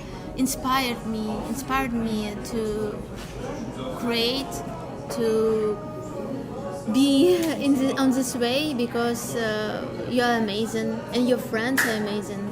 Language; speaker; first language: English; non-native, learner; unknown